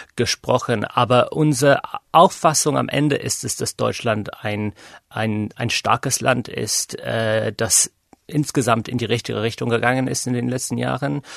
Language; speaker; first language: German; non-native, fluent; English